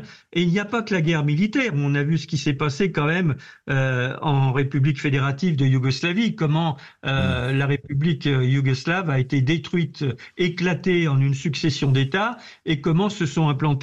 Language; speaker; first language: French; native; French